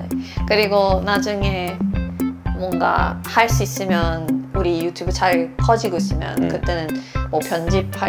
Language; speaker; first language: Korean; non-native, fluent; Swedish